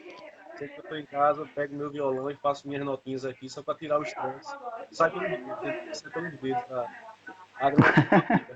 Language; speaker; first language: Portuguese; native; Portuguese